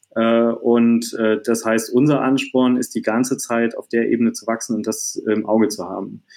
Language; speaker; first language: German; native; German